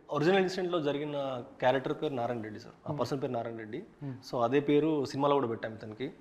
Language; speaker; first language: Telugu; native; Telugu